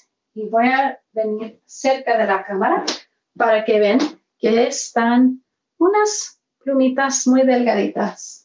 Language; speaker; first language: Spanish; early bilingual, heritage; Spanish